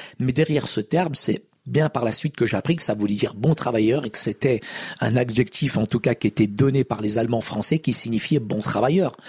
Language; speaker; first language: French; early bilingual, other home language; Arabic